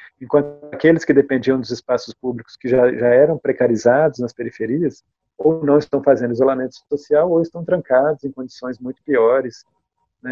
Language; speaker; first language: Portuguese; native; Portuguese